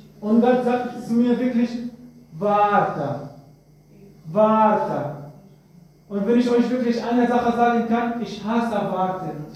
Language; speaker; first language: German; non-native, fluent; Arabic